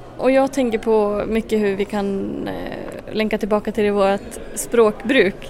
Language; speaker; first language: Swedish; native; Swedish